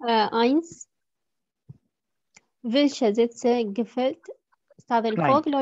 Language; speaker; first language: German; non-native, learner; Arabic